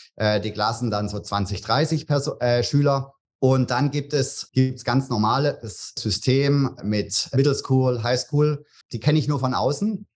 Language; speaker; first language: German; native; German